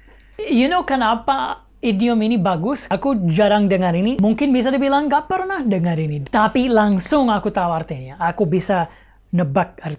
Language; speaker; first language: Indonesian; non-native, fluent; English